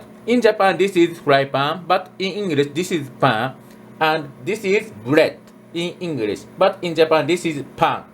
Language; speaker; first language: English; non-native, learner; Japanese